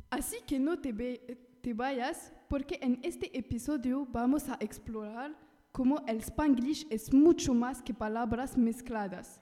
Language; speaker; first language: Spanish; non-native, learner; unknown